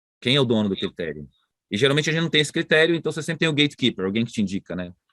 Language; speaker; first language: Portuguese; native; Portuguese